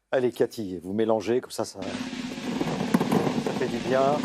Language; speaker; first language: French; native; French